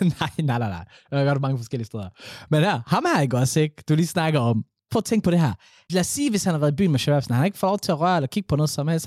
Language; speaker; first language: Danish; early bilingual, other home language; Somali